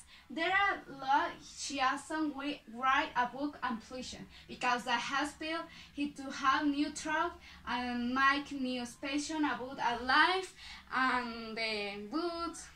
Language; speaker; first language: English; non-native, learner; Spanish